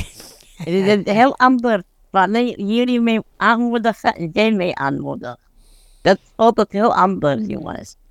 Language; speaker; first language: Dutch; non-native, fluent; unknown